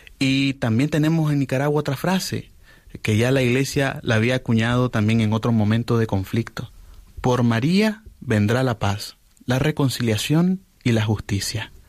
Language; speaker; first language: Spanish; native; Spanish